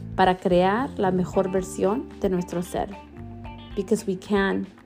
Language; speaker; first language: Spanish; early bilingual, heritage; Spanish